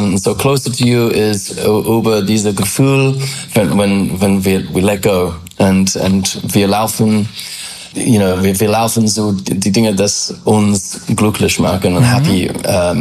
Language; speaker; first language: German; non-native, learner; English